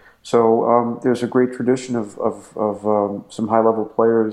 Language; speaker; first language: English; native; English